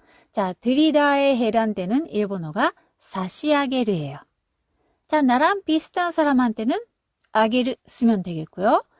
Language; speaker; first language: Korean; non-native, fluent; Japanese